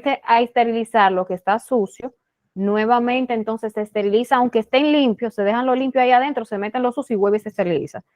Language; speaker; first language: Spanish; native; Spanish